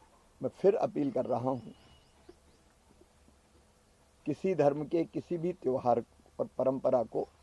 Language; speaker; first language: Hindi; native; Hindi